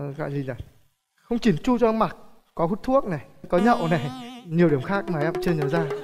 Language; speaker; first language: Vietnamese; native; Vietnamese